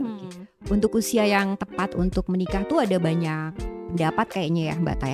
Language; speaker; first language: Indonesian; native; Indonesian